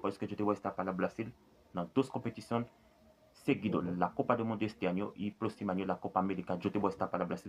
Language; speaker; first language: Spanish; non-native, learner; Haitian Creole